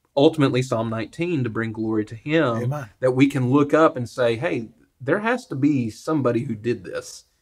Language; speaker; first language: English; native; English